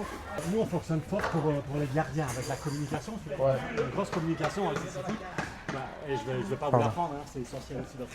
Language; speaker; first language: French; native; French